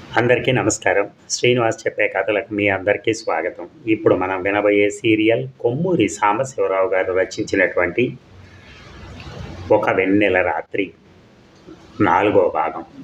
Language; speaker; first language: Telugu; native; Telugu